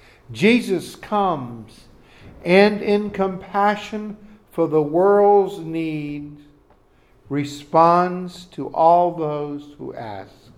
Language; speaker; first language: English; native; English